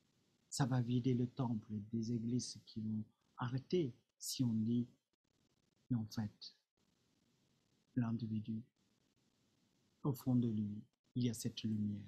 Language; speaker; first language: French; non-native, fluent; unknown